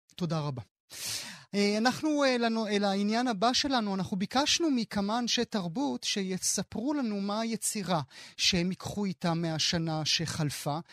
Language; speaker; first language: Hebrew; native; Hebrew